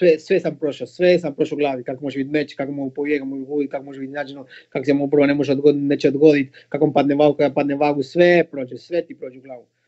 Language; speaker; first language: Bosnian; non-native, fluent; Spanish